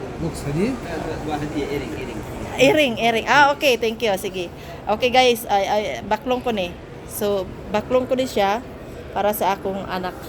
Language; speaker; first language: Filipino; non-native, local second language; Cebuano